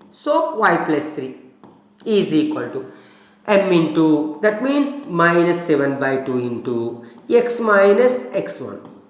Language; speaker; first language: English; non-native, local second language; Telugu